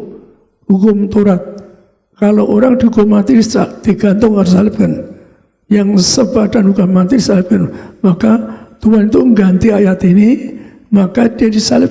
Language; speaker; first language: Indonesian; native; Indonesian